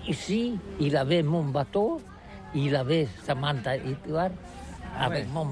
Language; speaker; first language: French; non-native, learner; Catalan